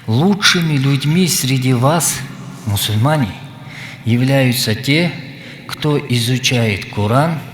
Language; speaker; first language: Russian; non-native, local second language; Kazakh